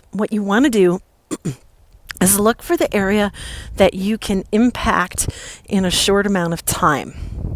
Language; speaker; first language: English; native; English